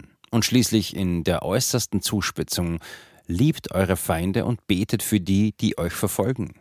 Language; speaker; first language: German; native; German